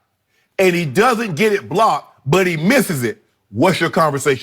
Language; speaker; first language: English; native; English